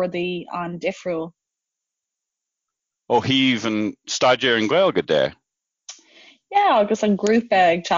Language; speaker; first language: Irish; non-native, learner; English